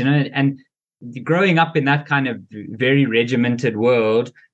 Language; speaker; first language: English; native; English